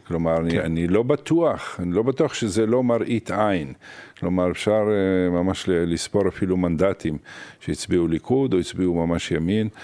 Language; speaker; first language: Hebrew; early bilingual, other home language; Arabic